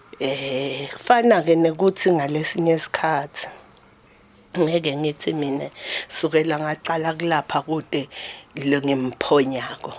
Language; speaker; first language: Zulu; non-native, local second language; Swati